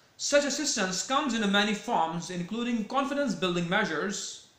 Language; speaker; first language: English; non-native, local second language; Urdu